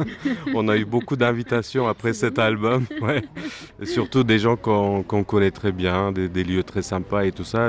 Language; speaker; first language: French; non-native, fluent; Turkish